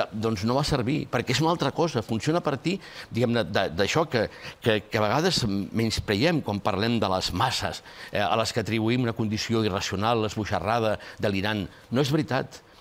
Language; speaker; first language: Catalan; non-native, local second language; Spanish